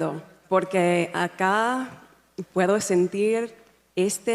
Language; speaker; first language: Spanish; non-native, learner; English